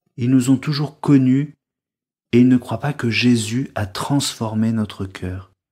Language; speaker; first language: French; native; French